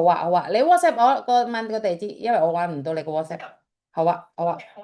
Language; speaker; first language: Cantonese; non-native, fluent; Indonesian